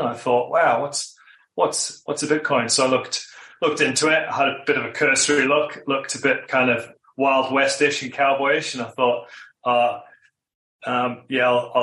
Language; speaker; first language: English; native; English